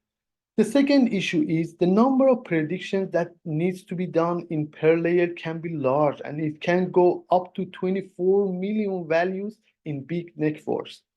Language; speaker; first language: English; non-native, fluent; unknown